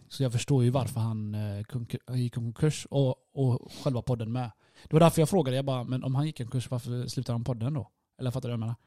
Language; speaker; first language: Swedish; early bilingual, other home language; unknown